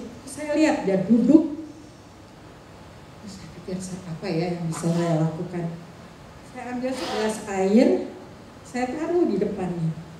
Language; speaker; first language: Indonesian; native; Indonesian